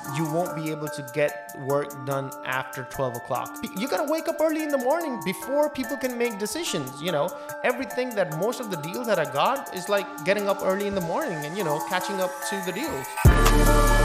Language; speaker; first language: English; non-native, local second language; Urdu